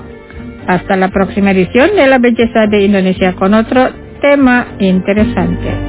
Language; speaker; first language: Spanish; non-native, fluent; Indonesian